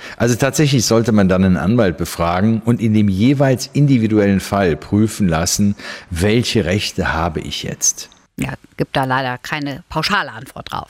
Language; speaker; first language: German; native; German